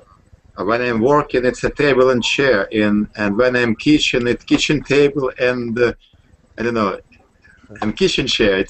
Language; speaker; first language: English; non-native, learner; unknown